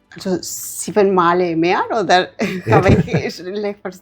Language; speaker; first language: German; non-native, learner; Spanish